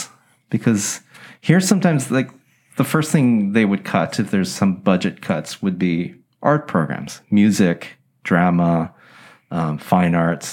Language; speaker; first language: English; native; English